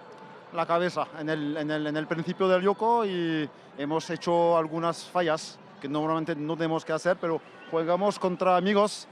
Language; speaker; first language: Spanish; non-native, fluent; French